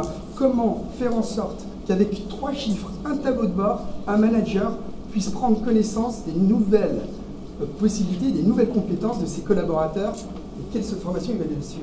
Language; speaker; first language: French; native; French